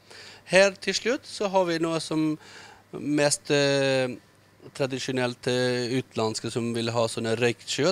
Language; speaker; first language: Norwegian; non-native, learner; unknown